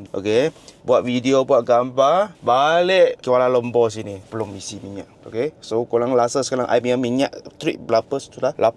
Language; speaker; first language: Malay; non-native, local second language; Chinese